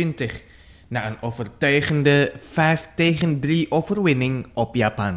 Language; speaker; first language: Dutch; non-native, fluent; Indonesian